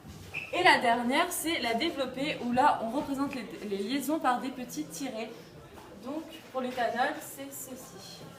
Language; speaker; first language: French; native; French